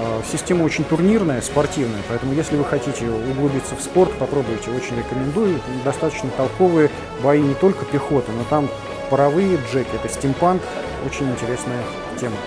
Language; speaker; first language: Russian; native; Russian